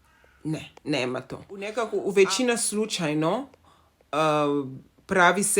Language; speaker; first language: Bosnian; non-native, learner; Zulu